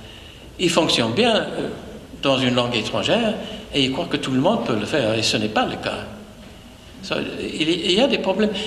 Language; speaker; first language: French; non-native, fluent; English